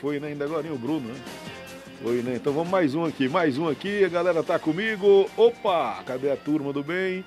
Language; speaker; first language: Portuguese; native; Portuguese